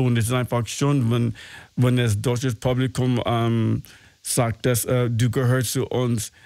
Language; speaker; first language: German; non-native, fluent; English